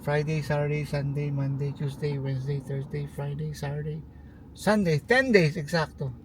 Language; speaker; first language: English; non-native, local second language; Filipino